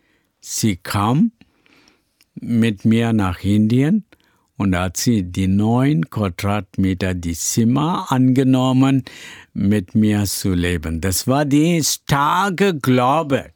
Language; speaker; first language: German; non-native, learner; Tamil